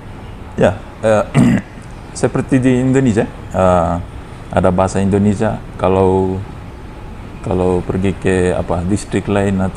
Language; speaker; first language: Indonesian; non-native, fluent; Fijian